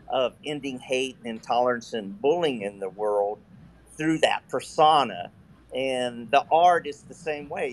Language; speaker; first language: English; native; English